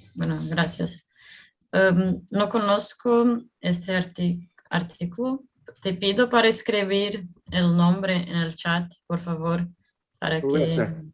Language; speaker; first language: Spanish; non-native, learner; Portuguese